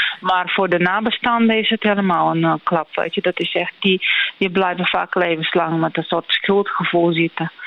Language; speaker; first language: Dutch; non-native, fluent; Bulgarian